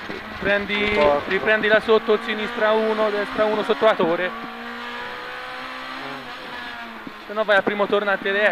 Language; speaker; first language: Italian; native; Italian